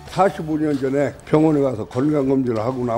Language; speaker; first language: Korean; native; Korean